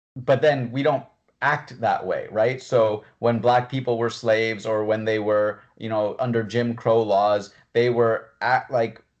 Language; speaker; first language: English; native; English